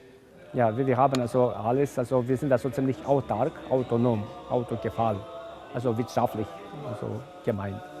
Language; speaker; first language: German; non-native, fluent; Romanian